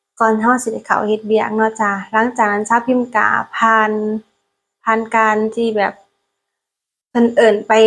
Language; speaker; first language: Thai; non-native, learner; Lao